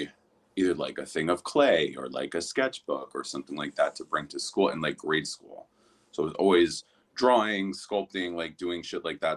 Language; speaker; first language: English; native; English